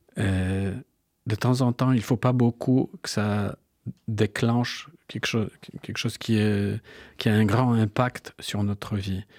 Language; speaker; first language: French; non-native, fluent; Polish